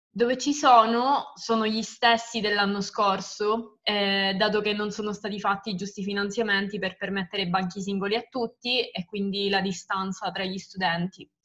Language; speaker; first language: Italian; native; Italian